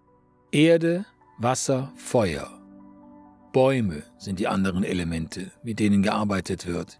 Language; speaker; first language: German; native; German